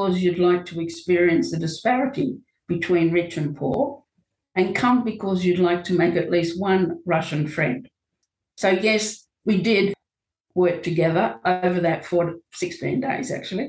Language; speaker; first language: English; native; English